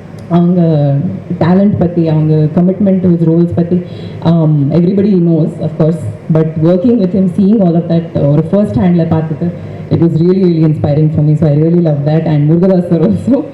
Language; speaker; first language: Tamil; non-native, learner; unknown